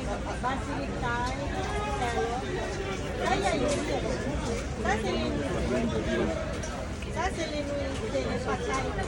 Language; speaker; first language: French; non-native, learner; Thai